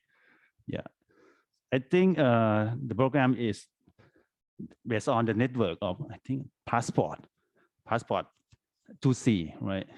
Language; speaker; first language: English; non-native, fluent; Thai